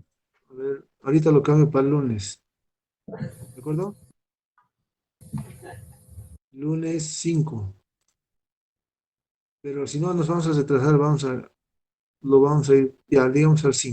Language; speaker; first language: Spanish; native; Spanish